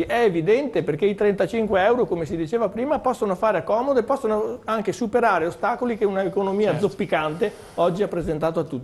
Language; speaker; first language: Italian; native; Italian